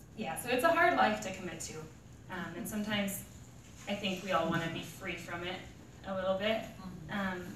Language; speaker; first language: English; native; English